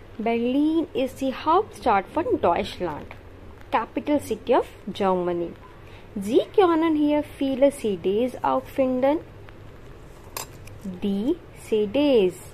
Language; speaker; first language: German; non-native, learner; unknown